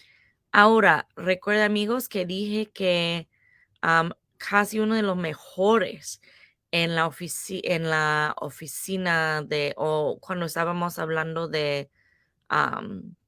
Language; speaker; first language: Spanish; non-native, fluent; English